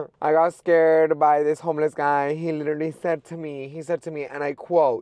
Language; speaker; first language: English; early bilingual, other home language; Spanish